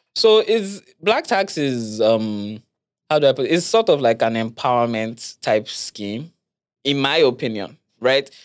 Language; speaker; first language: English; non-native, local second language; Yoruba